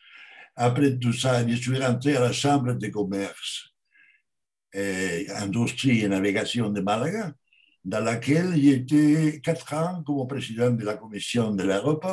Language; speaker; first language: French; non-native, learner; Spanish